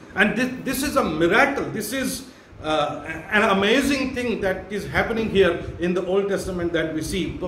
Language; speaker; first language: English; non-native, local second language; Marathi